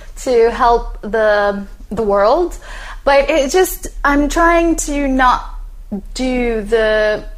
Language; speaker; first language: English; non-native, fluent; Arabic